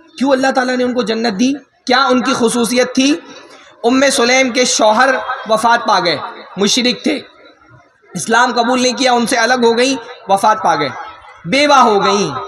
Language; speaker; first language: Urdu; native; Urdu